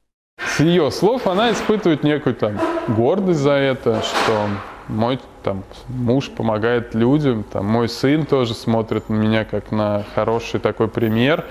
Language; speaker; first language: Russian; native; Russian